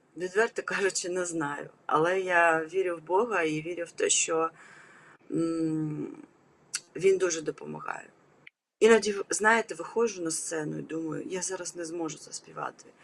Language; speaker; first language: Ukrainian; non-native, local second language; Russian